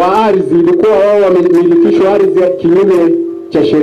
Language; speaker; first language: Swahili; native; Swahili